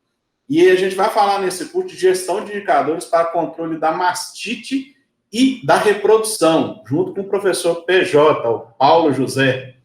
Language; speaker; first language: Portuguese; native; Portuguese